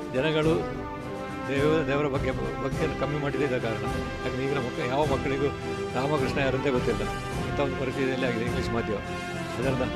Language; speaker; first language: Kannada; non-native, local second language; Tulu